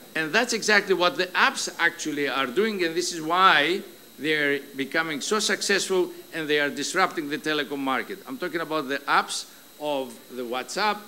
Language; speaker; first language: English; non-native, fluent; Greek